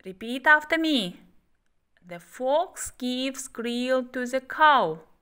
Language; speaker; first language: English; non-native, fluent; Kazakh